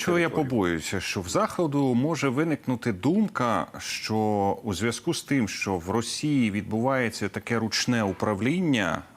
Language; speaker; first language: Ukrainian; native; Ukrainian